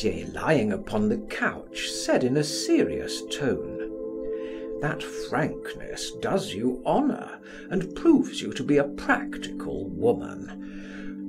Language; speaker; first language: English; native; English